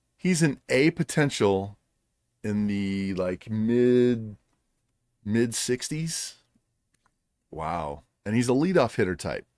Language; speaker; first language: English; native; English